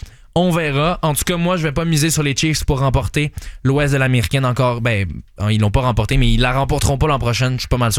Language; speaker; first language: French; native; French